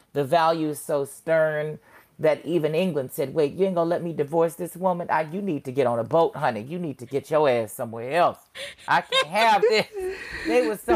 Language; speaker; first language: English; native; English